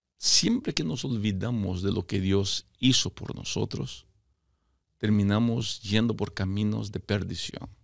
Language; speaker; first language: Spanish; early bilingual, heritage; Spanish